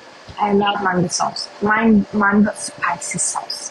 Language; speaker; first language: English; non-native, learner; Russian